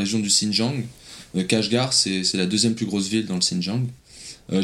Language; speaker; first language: French; native; French